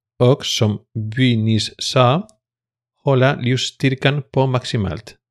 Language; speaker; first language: Swedish; non-native, fluent; Spanish